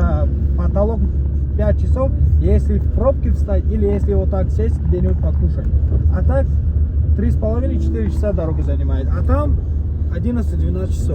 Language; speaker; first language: Russian; non-native, local second language; Tajik